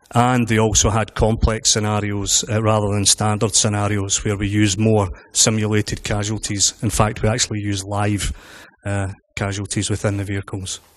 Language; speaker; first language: English; native; English